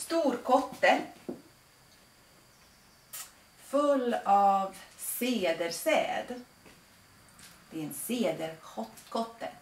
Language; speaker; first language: Swedish; non-native, fluent; Latvian